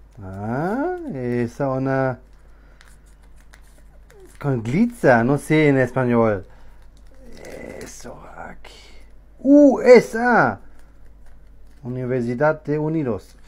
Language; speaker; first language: Spanish; non-native, learner; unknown